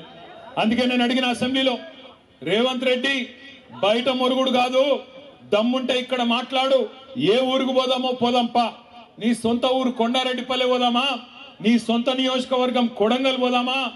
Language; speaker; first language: Telugu; native; Telugu